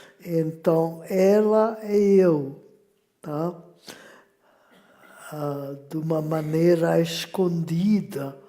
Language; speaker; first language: Portuguese; non-native, fluent; French